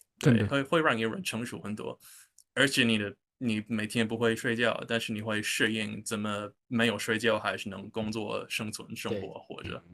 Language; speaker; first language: Chinese; non-native, fluent; English